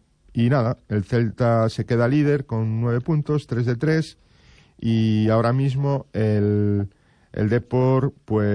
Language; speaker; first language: Spanish; native; Spanish